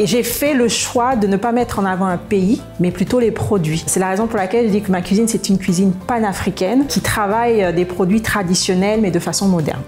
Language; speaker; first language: French; native; French